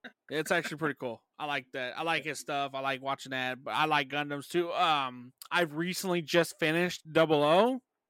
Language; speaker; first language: English; native; English